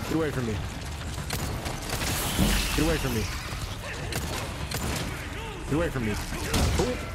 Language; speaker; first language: English; native; English